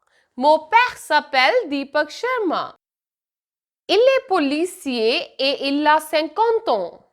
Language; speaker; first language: French; non-native, fluent; Hindi